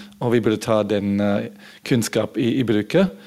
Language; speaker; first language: Norwegian; non-native, fluent; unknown